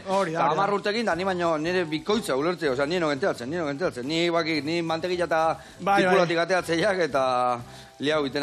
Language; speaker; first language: Basque; native; Basque